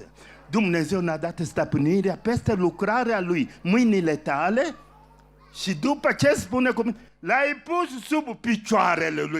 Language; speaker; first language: Romanian; non-native, fluent; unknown